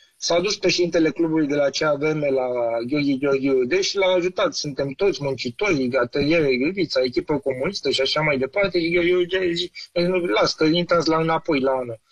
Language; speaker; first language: Romanian; native; Romanian